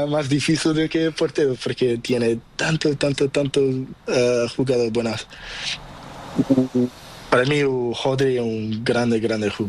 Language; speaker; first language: Spanish; non-native, learner; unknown